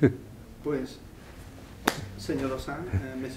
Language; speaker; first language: Spanish; native; Spanish